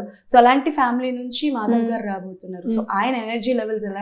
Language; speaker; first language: Telugu; native; Telugu